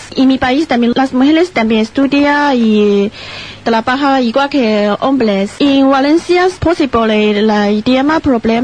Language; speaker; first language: Spanish; non-native, learner; Chinese